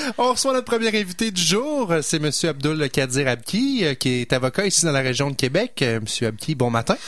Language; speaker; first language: French; native; French